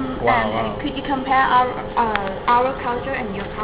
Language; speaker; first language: English; non-native, learner; Thai